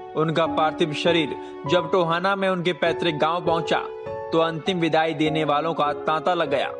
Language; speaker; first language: Hindi; native; Hindi